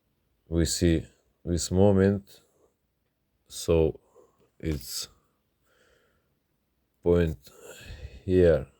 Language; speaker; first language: English; non-native, learner; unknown